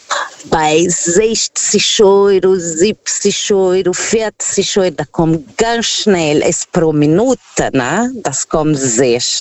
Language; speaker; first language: German; non-native, fluent; Portuguese